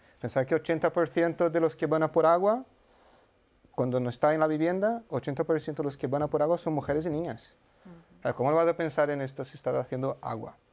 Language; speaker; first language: Spanish; non-native, fluent; Portuguese